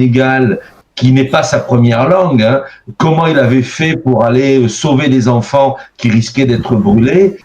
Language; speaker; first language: French; native; French